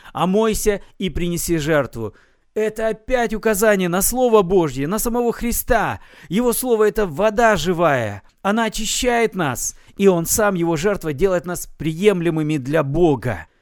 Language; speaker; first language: Russian; native; Russian